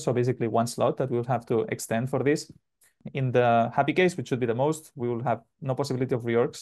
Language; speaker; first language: English; non-native, fluent; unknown